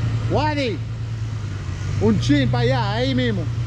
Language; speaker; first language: Spanish; non-native, fluent; French